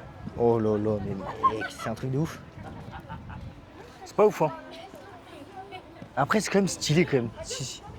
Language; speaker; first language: French; native; French